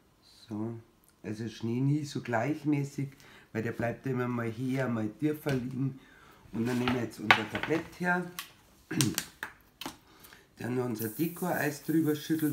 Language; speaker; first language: German; native; German